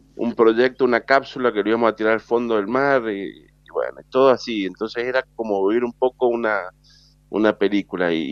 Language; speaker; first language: Spanish; native; Spanish